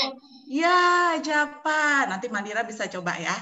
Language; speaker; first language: Indonesian; native; Indonesian